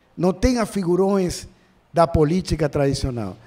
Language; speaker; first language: Portuguese; non-native, learner; Spanish